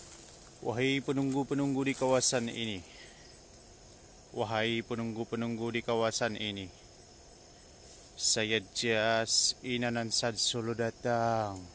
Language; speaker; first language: Malay; native; Malay